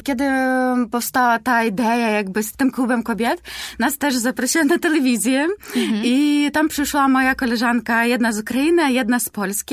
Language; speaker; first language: Polish; non-native, learner; Ukrainian